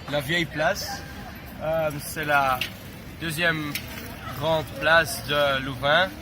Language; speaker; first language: French; non-native, learner; Dutch